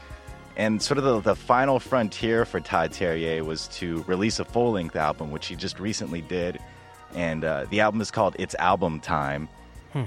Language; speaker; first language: English; native; English